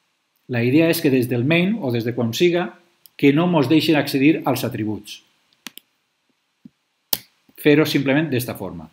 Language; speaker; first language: Catalan; native; Catalan